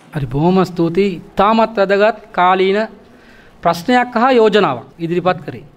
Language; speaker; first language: Sinhala; non-native, local second language; Tamil